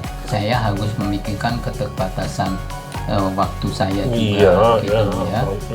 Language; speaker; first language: Indonesian; non-native, local second language; Dutch